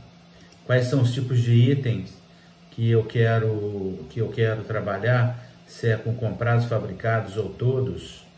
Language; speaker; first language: Portuguese; native; Portuguese